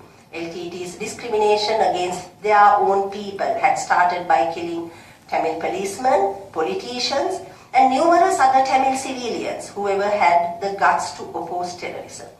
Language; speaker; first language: English; non-native, local second language; Sinhala